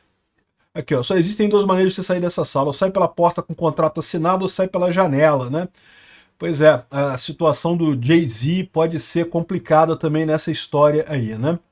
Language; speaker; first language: Portuguese; native; Portuguese